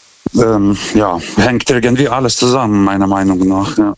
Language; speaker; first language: German; non-native, fluent; Lithuanian